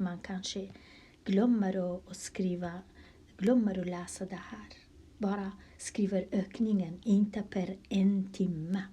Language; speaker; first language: Swedish; non-native, fluent; Kurdish